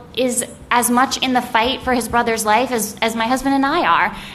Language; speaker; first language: English; native; English